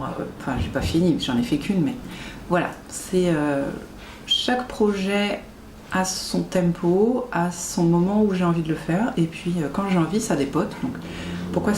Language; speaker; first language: French; native; French